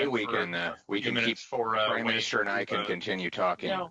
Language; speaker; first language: English; native; English